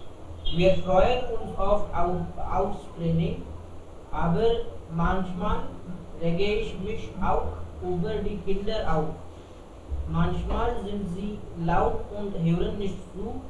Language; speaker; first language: German; non-native, learner; Hindi